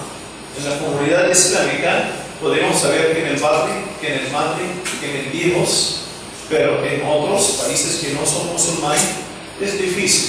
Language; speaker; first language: Spanish; non-native, fluent; Arabic